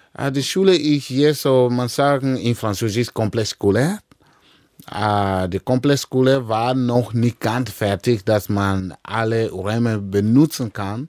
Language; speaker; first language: German; non-native, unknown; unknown